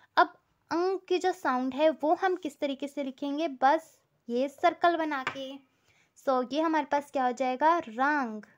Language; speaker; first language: Hindi; native; Hindi